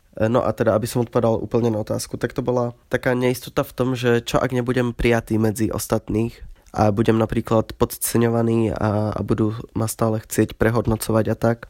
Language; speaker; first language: Slovak; native; Slovak